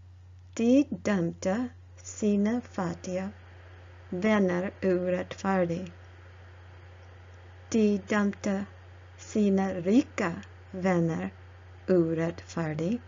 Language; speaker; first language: Norwegian; non-native, learner; English